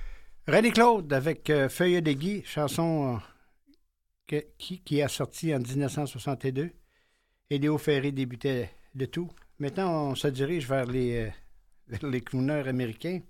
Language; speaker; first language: French; native; French